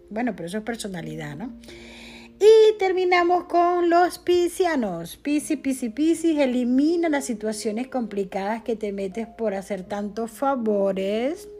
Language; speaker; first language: Spanish; native; Spanish